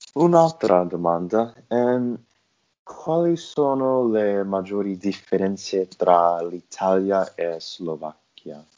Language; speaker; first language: Italian; non-native, learner; English